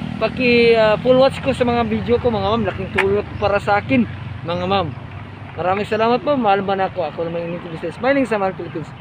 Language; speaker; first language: Filipino; non-native, local second language; Cebuano